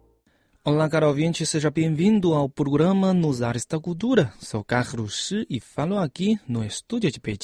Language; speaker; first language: Portuguese; non-native, fluent; Chinese